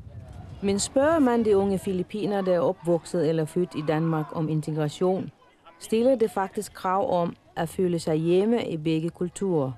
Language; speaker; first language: Danish; non-native, fluent; Filipino